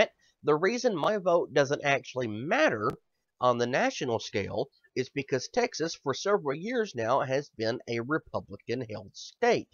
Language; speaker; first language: English; native; English